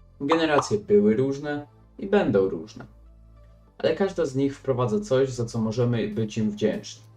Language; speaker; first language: Polish; native; Polish